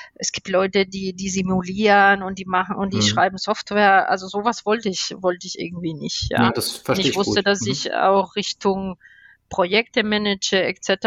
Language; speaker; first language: German; non-native, fluent; Spanish